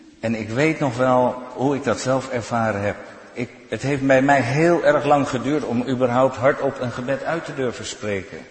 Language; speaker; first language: Dutch; native; Dutch